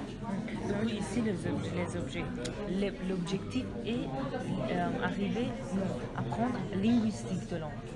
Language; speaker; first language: French; non-native, learner; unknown